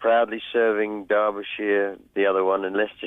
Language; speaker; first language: English; native; English